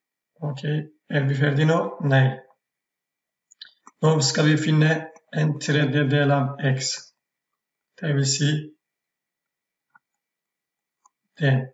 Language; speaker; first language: Norwegian; non-native, fluent; Turkish